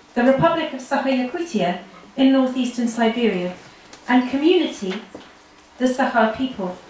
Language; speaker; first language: English; native; English